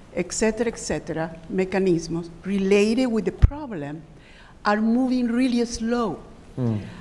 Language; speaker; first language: English; non-native, fluent; Spanish